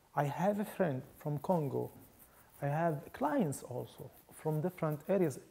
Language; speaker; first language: English; non-native, fluent; Arabic